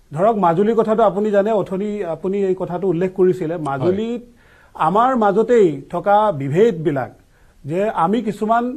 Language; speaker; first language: Assamese; non-native, local second language; Mising